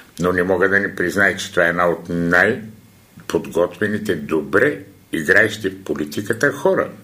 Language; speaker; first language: Bulgarian; non-native, local second language; Turkish